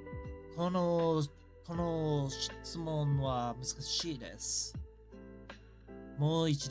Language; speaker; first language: Japanese; non-native, learner; English